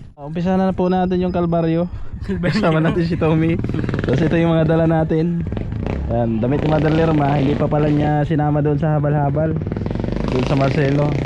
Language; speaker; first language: Filipino; non-native, local second language; Cebuano